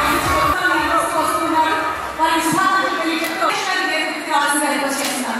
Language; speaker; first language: Telugu; native; Telugu